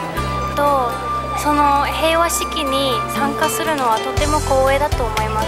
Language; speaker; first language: Japanese; non-native, learner; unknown